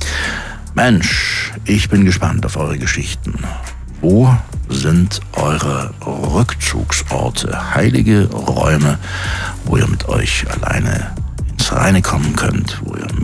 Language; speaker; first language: German; native; German